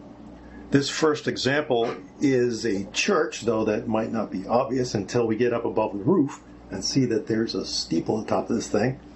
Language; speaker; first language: English; native; English